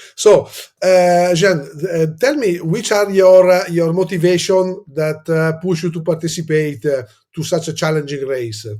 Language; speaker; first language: English; non-native, fluent; Italian